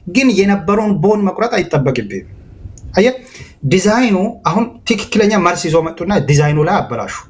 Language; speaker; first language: Amharic; non-native, local second language; Hadiyya